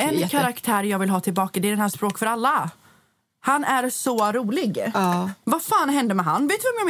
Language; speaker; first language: Swedish; native; Swedish